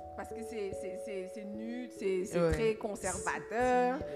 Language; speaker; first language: French; early bilingual, other home language; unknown